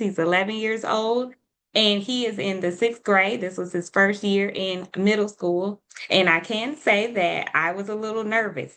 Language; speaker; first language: English; native; English